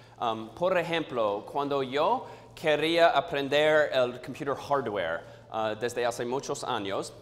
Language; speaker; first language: Spanish; non-native, learner; English